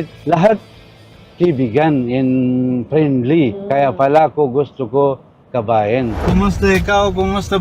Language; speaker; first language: Filipino; non-native, learner; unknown